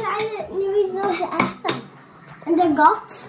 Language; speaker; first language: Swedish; early bilingual, other home language; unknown